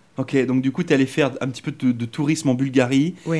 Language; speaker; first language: French; native; French